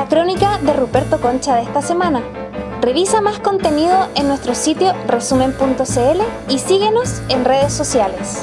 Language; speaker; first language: Spanish; native; Spanish